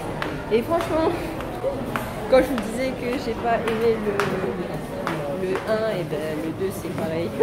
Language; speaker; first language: French; native; French